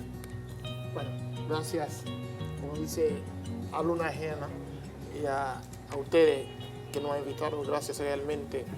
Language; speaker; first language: Spanish; non-native, learner; Haitian Creole